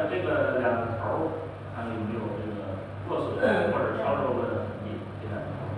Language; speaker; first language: Chinese; native; Chinese